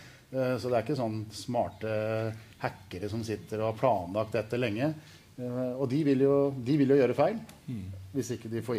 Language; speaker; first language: Norwegian; native; Norwegian